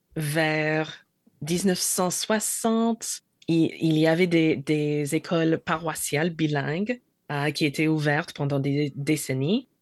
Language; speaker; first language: French; non-native, fluent; English